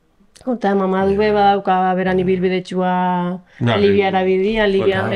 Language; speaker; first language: Basque; native; Basque